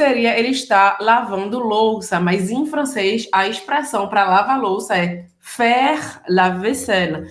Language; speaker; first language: Portuguese; native; Portuguese